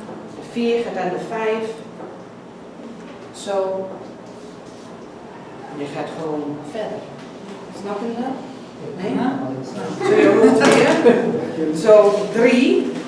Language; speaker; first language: Dutch; non-native, learner; English